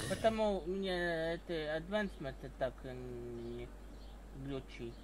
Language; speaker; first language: Russian; non-native, learner; English